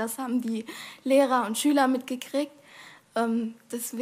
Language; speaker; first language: German; non-native, fluent; Arabic